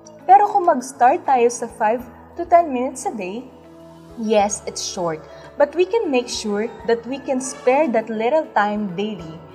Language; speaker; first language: English; non-native, local second language; Filipino